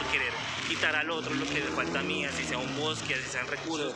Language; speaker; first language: Spanish; native; Spanish